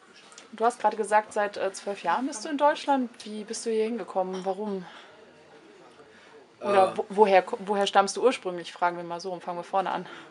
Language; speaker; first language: German; native; German